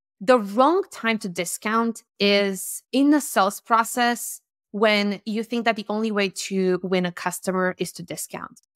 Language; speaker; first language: English; non-native, fluent; Romanian